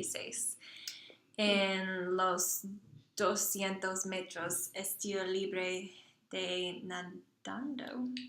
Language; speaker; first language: Spanish; non-native, learner; English